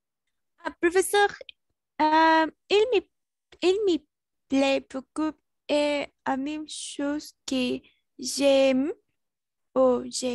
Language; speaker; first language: French; non-native, learner; Spanish